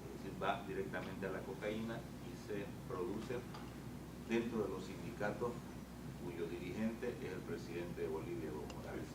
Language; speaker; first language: Spanish; native; Spanish